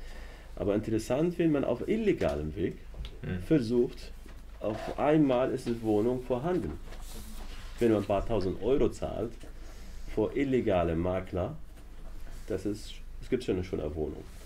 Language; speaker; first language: German; non-native, learner; Arabic